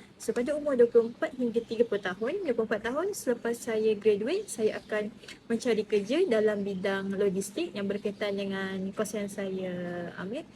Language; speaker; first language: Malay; native; Malay